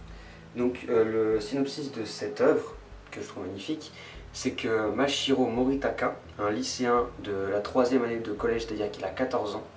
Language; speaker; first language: French; native; French